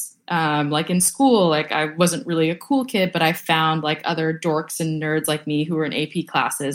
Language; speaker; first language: English; early bilingual, other home language; Vietnamese